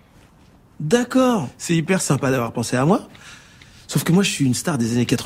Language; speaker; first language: French; native; French